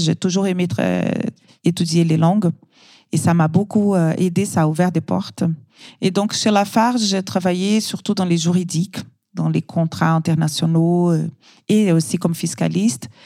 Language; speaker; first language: French; non-native, fluent; Portuguese